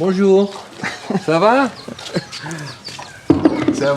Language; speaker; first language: French; non-native, fluent; Dutch